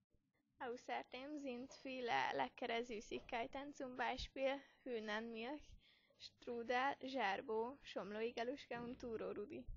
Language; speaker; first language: German; non-native, learner; Hungarian